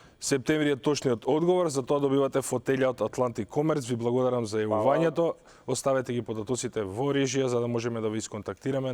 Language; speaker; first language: Macedonian; native; Macedonian